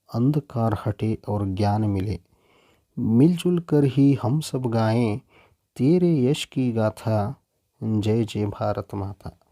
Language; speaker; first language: Hindi; non-native, local second language; Kannada